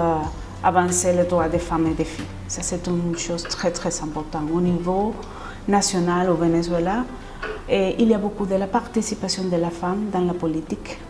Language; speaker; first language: French; non-native, fluent; Spanish